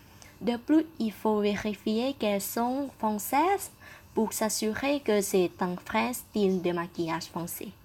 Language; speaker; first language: French; non-native, fluent; Thai